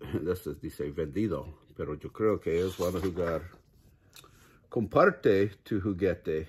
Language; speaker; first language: Spanish; non-native, learner; English